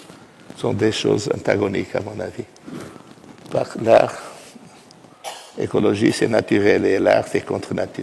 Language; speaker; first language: French; non-native, fluent; Portuguese